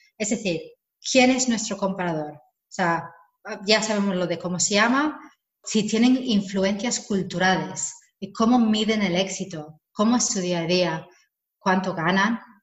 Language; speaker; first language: Spanish; non-native, fluent; English